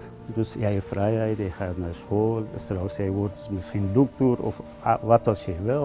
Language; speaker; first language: Dutch; non-native, learner; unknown